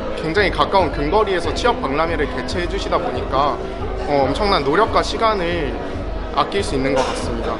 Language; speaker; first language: Korean; native; Korean